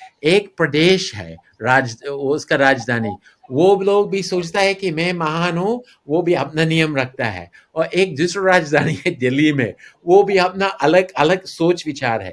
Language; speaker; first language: Hindi; non-native, fluent; English